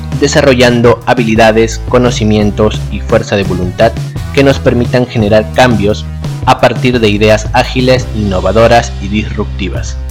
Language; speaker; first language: Spanish; native; Spanish